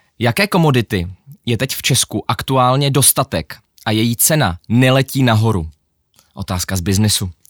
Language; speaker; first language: Czech; early bilingual, other home language; Ukrainian